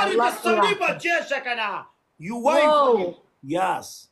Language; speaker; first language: English; non-native, learner; Pashto